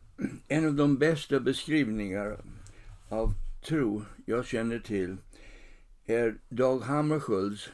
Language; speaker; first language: Swedish; non-native, fluent; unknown